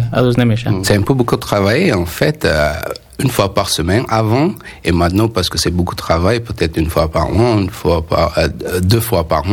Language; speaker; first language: French; non-native, learner; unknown